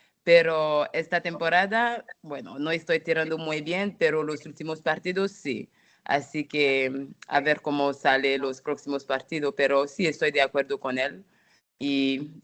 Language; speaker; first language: Spanish; non-native, fluent; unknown